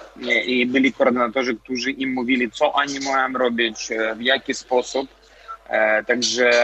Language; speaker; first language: Polish; non-native, fluent; Belarusian